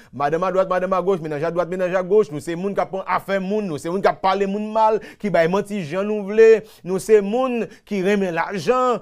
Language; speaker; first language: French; non-native, local second language; Haitian Creole